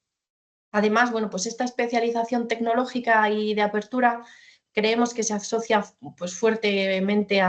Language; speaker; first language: Spanish; native; Spanish